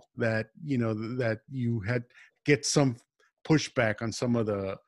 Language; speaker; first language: English; native; English